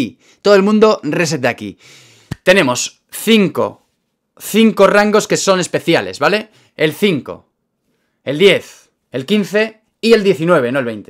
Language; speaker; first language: Spanish; native; Spanish